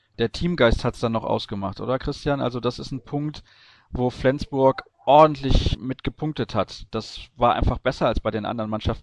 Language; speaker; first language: German; native; German